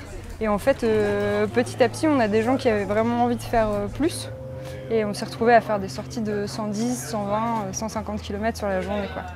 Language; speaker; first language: French; native; French